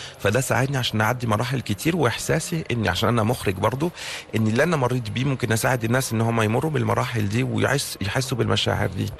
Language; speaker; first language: Arabic; early bilingual, heritage; Arabic